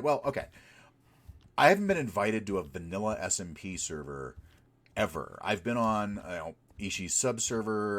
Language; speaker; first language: English; native; English